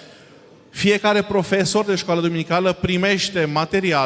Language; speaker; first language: Romanian; non-native, fluent; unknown